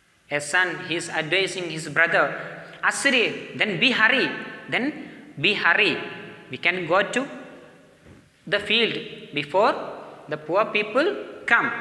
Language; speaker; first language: English; non-native, local second language; Malayalam